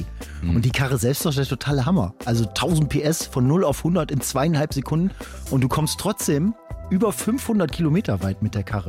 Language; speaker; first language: German; native; German